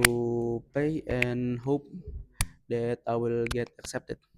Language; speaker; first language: English; non-native, learner; Indonesian